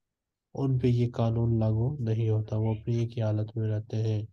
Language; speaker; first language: Urdu; native; Urdu